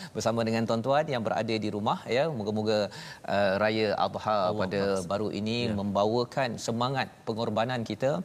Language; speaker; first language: Malay; native; Malay